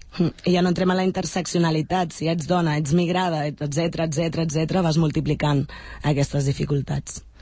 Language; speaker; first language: Catalan; native; Catalan